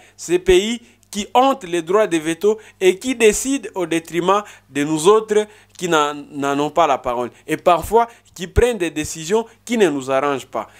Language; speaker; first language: French; non-native, local second language; Swahili